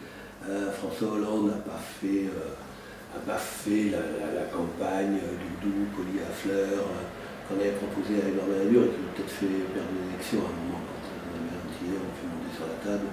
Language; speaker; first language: French; native; French